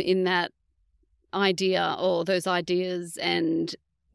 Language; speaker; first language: English; native; English